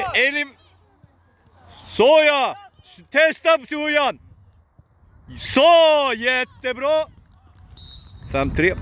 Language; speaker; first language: Swedish; non-native, fluent; Turkish